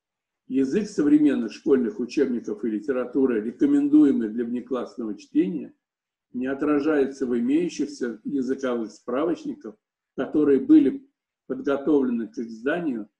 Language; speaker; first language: Russian; native; Russian